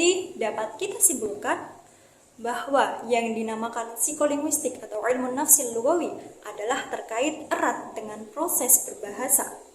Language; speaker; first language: Indonesian; native; Indonesian